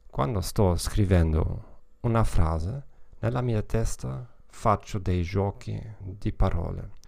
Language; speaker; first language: Italian; non-native, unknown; German